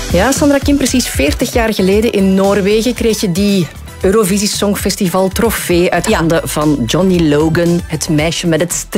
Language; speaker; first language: Dutch; native; Dutch